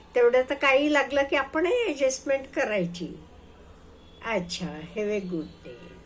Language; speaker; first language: Marathi; non-native, fluent; Hindi